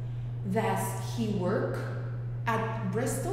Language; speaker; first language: English; non-native, fluent; Spanish